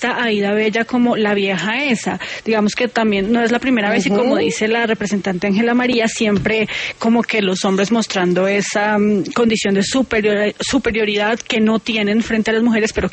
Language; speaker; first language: Spanish; native; Spanish